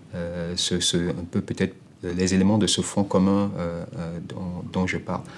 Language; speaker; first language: French; non-native, local second language; Ewe